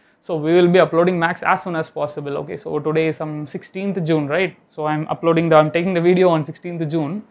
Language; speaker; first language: English; non-native, local second language; Tamil